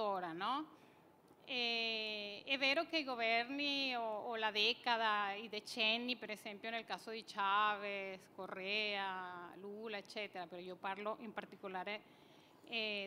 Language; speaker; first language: Italian; non-native, fluent; Spanish